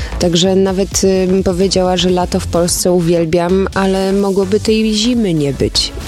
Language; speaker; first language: Polish; early bilingual, heritage; Polish